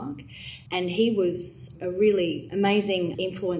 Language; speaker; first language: English; native; English